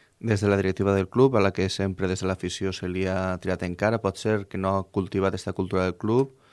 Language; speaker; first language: Catalan; native; Catalan